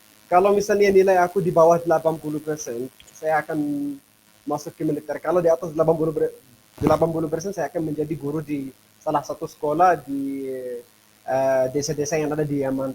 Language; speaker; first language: Indonesian; non-native, fluent; Arabic